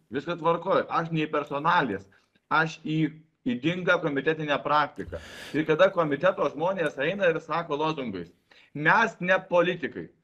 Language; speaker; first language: Lithuanian; native; Lithuanian